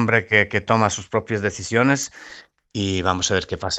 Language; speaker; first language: Spanish; non-native, fluent; Serbian